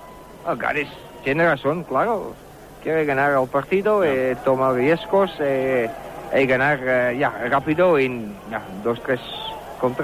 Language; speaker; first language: Spanish; non-native, learner; Dutch